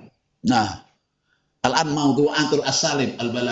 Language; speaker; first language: Arabic; non-native, fluent; Indonesian